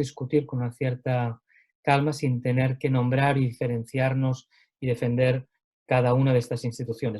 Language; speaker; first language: Spanish; native; Spanish